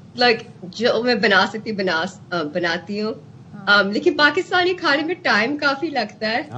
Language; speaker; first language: Urdu; early bilingual, heritage; Urdu